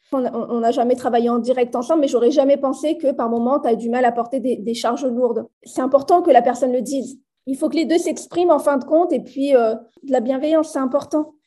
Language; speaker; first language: French; native; French